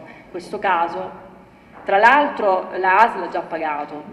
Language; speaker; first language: Italian; native; Italian